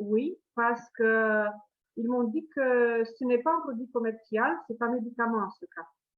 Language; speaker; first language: French; non-native, fluent; Romanian